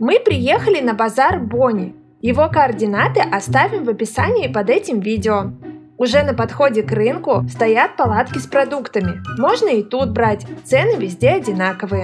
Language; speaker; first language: Russian; native; Russian